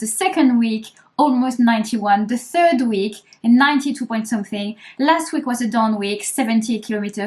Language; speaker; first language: English; native; English